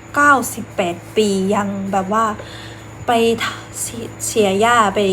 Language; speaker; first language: Thai; non-native, fluent; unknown